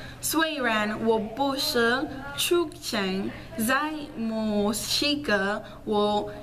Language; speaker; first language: Chinese; non-native, learner; Spanish